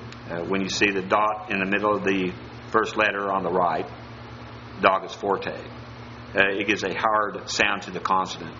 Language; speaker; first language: English; native; English